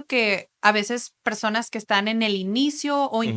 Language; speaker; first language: Spanish; native; Spanish